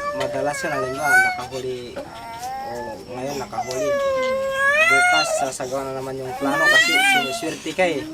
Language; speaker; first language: Filipino; non-native, local second language; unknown